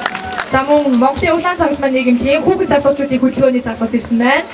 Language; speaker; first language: Mongolian; native; Mongolian